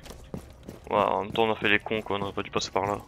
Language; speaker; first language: French; native; French